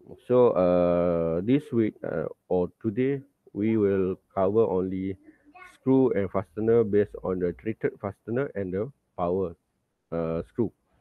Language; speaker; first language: English; non-native, local second language; Malay